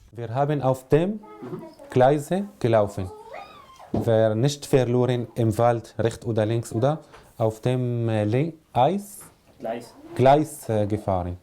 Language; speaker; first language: German; non-native, learner; Arabic